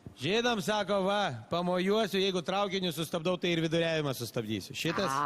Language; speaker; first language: Lithuanian; non-native, local second language; Russian